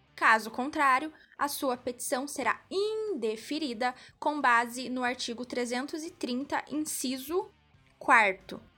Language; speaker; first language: Portuguese; native; Portuguese